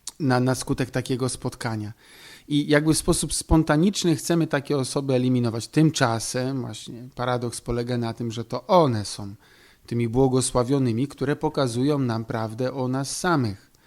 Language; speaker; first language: Polish; native; Polish